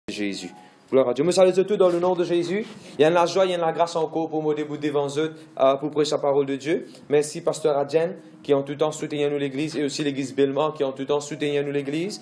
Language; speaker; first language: French; non-native, local second language; Morisyen